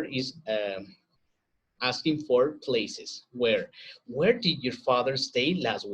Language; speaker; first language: English; non-native, fluent; Spanish